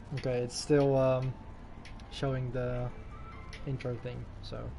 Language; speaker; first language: English; non-native, fluent; Dutch